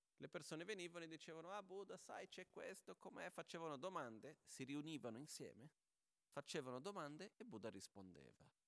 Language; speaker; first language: Italian; non-native, fluent; Portuguese